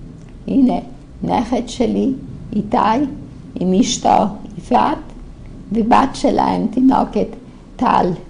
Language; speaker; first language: Hebrew; non-native, fluent; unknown